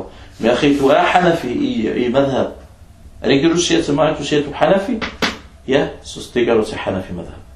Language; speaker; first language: Danish; early bilingual, other home language; Arabic